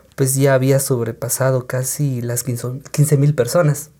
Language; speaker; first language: Spanish; non-native, local second language; Kaqchikel